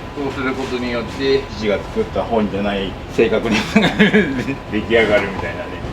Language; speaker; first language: Japanese; native; Japanese